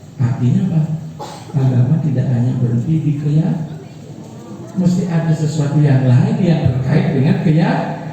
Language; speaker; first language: Indonesian; non-native, local second language; Balinese